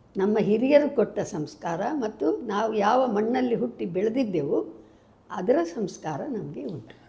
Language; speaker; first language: Kannada; non-native, local second language; Tulu